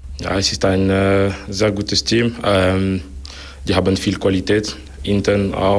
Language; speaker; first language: German; non-native, local second language; French